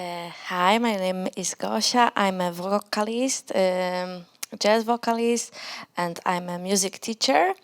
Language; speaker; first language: English; non-native, learner; Polish